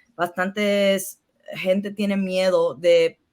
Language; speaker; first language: Spanish; early bilingual, heritage; Spanish